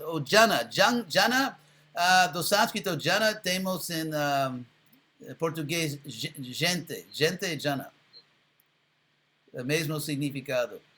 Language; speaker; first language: Portuguese; non-native, fluent; English